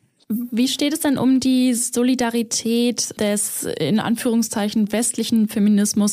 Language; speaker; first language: German; native; German